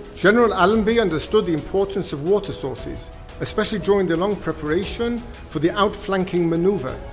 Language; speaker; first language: English; native; English